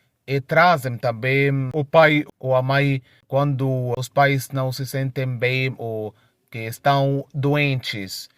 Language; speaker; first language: Portuguese; non-native, fluent; Arabic